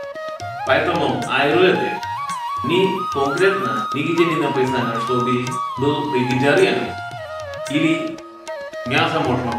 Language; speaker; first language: Russian; non-native, fluent; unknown